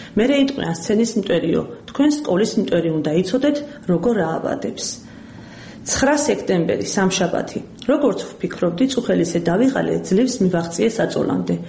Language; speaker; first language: Georgian; native; Georgian